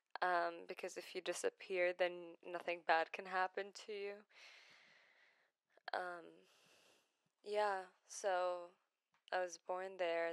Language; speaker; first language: English; non-native, fluent; Arabic